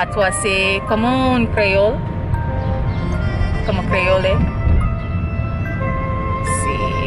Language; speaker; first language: Spanish; non-native, learner; English